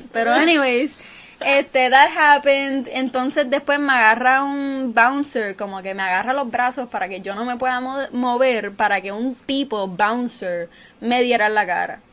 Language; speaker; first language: Spanish; early bilingual, heritage; Spanish